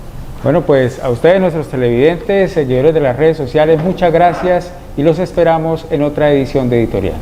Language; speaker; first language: Spanish; native; Spanish